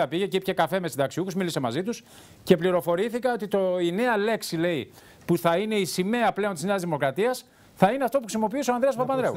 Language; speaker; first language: Greek; native; Greek